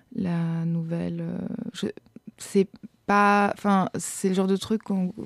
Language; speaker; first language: French; non-native, fluent; German